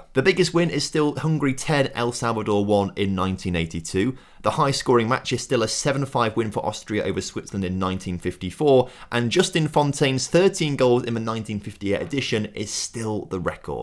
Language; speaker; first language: English; native; English